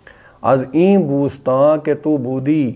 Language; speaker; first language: Persian; non-native, fluent; Urdu